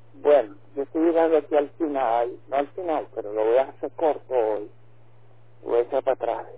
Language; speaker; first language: Spanish; native; Spanish